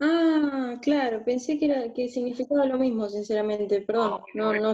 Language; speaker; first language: Spanish; native; Spanish